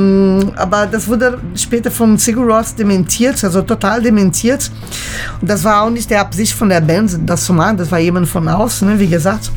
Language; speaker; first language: German; native; German